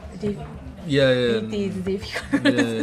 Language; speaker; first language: English; non-native, learner; Japanese